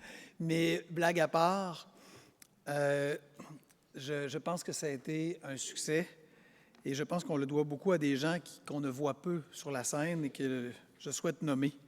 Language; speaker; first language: French; native; French